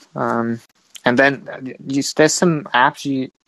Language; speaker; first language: English; non-native, fluent; Vietnamese